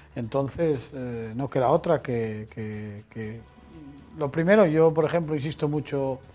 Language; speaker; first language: Spanish; native; Spanish